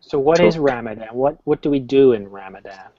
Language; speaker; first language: English; native; English